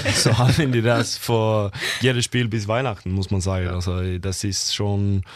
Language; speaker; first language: German; non-native, fluent; Norwegian